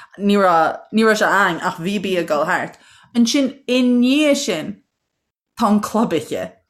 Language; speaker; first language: Irish; native; Irish